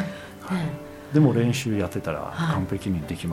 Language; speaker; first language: Japanese; non-native, fluent; French